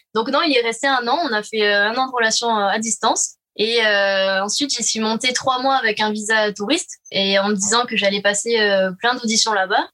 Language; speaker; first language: French; native; French